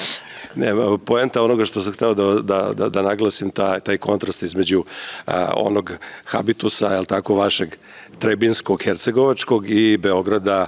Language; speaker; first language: Serbian; native; Serbian